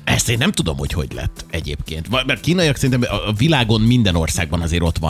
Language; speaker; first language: Hungarian; native; Hungarian